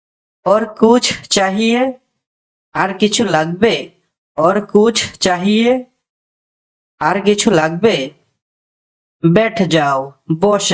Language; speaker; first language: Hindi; non-native, learner; Bangla